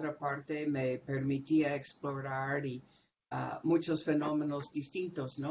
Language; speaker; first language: Spanish; non-native, fluent; English